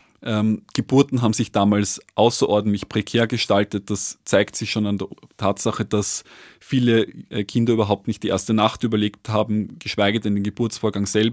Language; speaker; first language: German; native; German